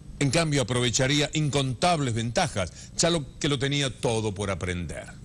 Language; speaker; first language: Spanish; native; Spanish